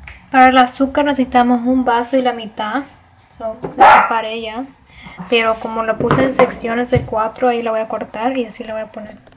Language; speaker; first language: Spanish; early bilingual, heritage; Spanish